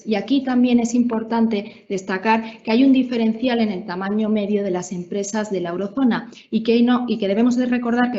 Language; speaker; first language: Spanish; native; Spanish